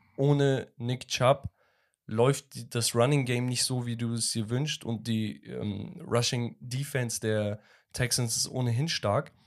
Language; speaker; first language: German; early bilingual, other home language; Turkish